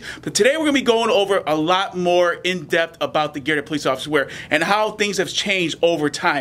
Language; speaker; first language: English; native; English